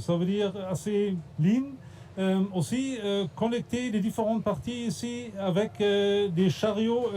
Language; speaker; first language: French; non-native, fluent; German